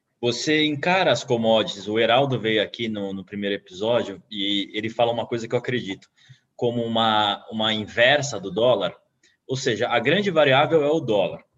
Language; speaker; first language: Portuguese; native; Portuguese